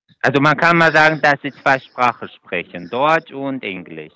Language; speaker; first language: German; non-native, fluent; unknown